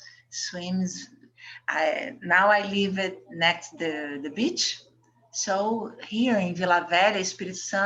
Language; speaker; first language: English; non-native, learner; Portuguese